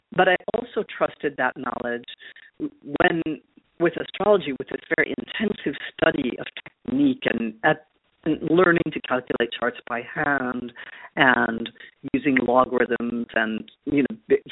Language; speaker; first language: English; native; English